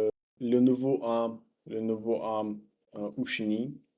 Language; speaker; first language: French; non-native, fluent; Russian